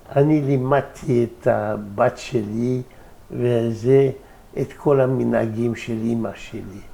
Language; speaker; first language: Hebrew; non-native, fluent; French